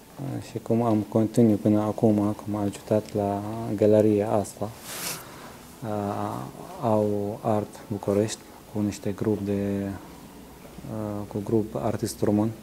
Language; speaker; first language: Romanian; non-native, learner; Arabic